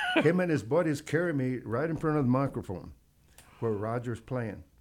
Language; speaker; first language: English; native; English